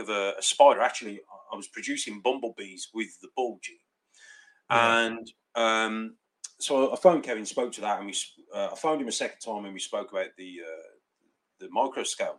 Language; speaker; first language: English; native; English